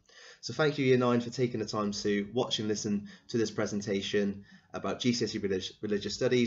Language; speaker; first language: English; native; English